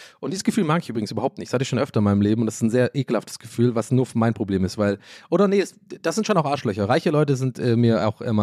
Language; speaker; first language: German; native; German